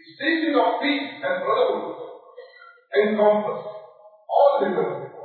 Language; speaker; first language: English; non-native, local second language; Tamil